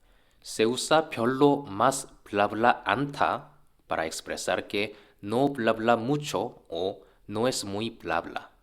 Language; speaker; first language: Spanish; non-native, fluent; Korean